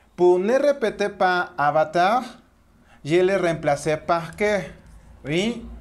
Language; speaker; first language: French; non-native, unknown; Spanish